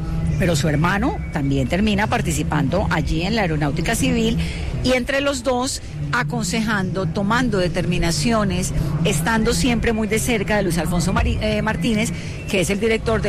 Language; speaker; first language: Spanish; native; Spanish